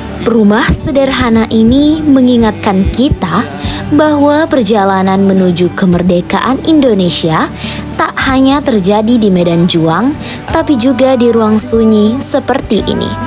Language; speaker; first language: Indonesian; native; Indonesian